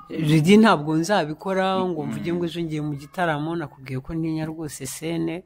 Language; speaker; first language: Kinyarwanda; early bilingual, heritage; Kinyarwanda